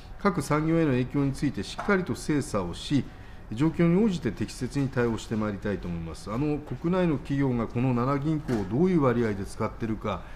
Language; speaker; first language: Japanese; native; Japanese